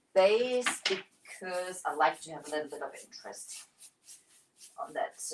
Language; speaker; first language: English; non-native, fluent; German